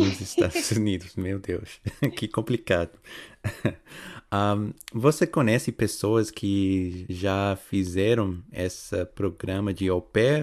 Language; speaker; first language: Portuguese; non-native, fluent; English